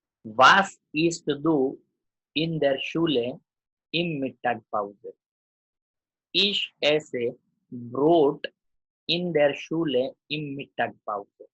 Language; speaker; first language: German; non-native, learner; Gujarati